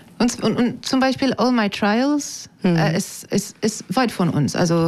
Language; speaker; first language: German; non-native, fluent; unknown